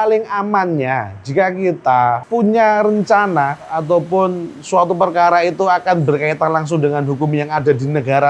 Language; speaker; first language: Indonesian; native; Indonesian